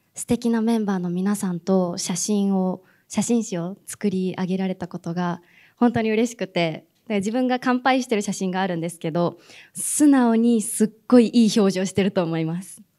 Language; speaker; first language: Japanese; native; Japanese